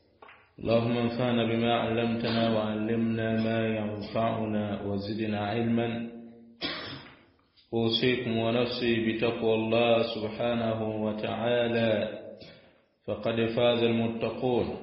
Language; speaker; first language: Arabic; non-native, fluent; Swahili